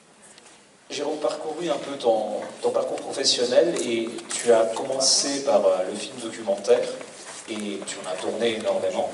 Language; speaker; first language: French; native; French